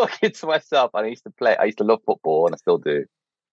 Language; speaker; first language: English; native; English